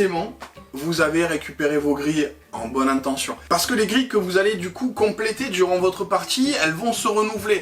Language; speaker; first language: French; native; French